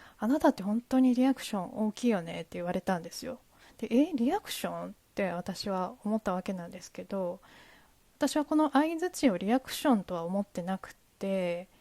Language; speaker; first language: Japanese; native; Japanese